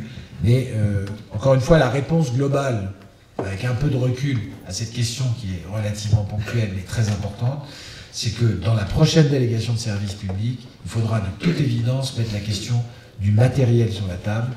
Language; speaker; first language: French; native; French